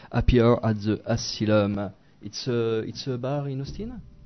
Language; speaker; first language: English; non-native, learner; French